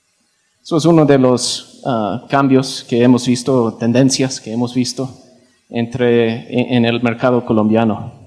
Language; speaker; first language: Spanish; non-native, fluent; English